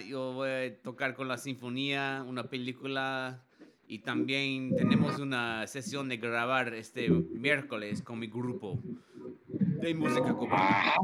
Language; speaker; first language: Spanish; non-native, learner; English